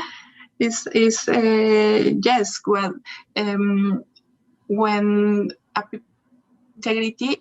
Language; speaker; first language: English; non-native, learner; Spanish